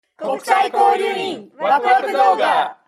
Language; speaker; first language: Japanese; non-native, fluent; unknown